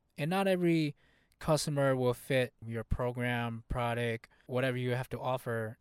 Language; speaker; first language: English; early bilingual, other home language; Hmong